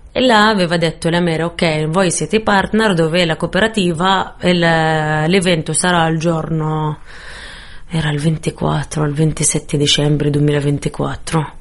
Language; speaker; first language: Italian; non-native, fluent; Arabic